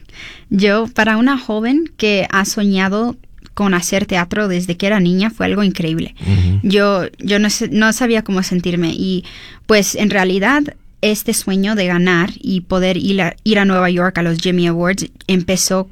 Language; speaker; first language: Spanish; early bilingual, heritage; Spanish